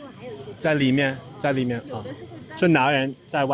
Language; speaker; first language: Chinese; non-native, learner; English